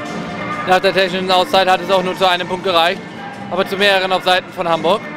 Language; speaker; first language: German; native; German